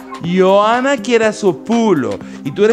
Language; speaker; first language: Spanish; native; Spanish